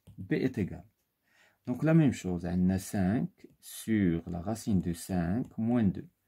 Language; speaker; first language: French; non-native, local second language; Arabic